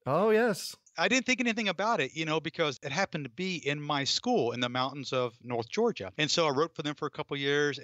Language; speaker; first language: English; native; English